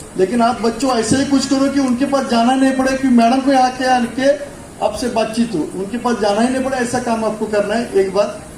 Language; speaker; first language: Hindi; non-native, local second language; Marathi